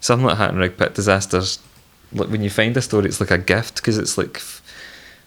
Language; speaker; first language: English; native; English